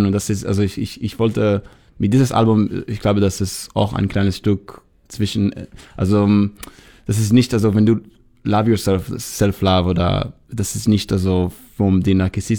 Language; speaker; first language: German; non-native, learner; Hebrew